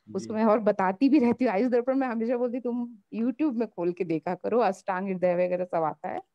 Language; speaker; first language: Hindi; native; Hindi